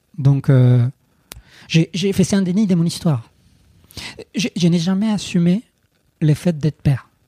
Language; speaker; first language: French; non-native, fluent; Spanish